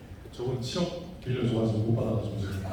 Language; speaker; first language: Korean; native; Korean